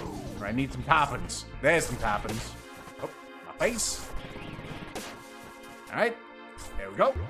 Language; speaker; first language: English; native; English